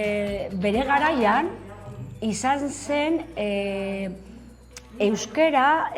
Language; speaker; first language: Basque; non-native, local second language; Spanish